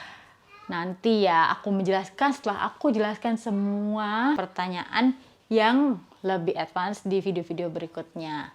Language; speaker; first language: Indonesian; native; Indonesian